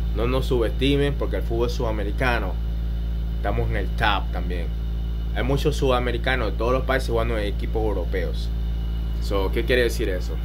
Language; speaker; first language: Spanish; native; Spanish